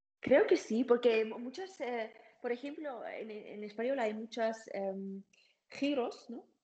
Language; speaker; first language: Spanish; non-native, learner; German